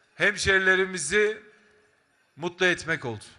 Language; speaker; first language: Turkish; native; Turkish